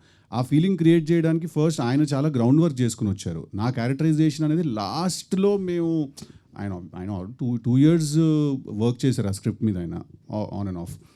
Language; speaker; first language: Telugu; native; Telugu